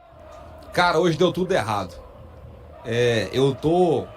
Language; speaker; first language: Portuguese; native; Portuguese